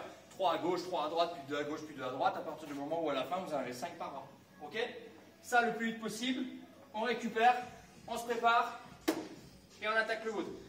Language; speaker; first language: French; native; French